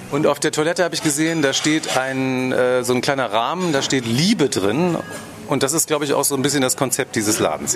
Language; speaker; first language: German; native; German